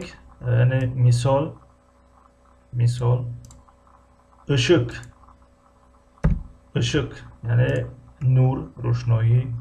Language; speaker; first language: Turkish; non-native, fluent; Tajik